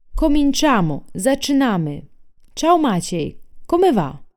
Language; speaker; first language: Polish; non-native, fluent; Italian